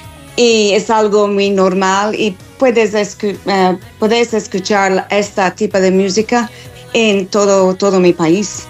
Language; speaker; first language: Spanish; non-native, fluent; English